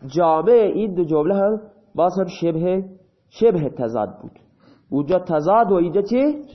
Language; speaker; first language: Persian; non-native, local second language; Baluchi